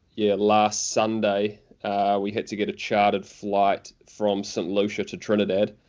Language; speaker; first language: English; native; English